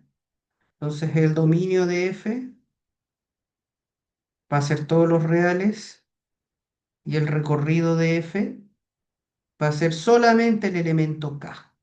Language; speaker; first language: Spanish; native; Spanish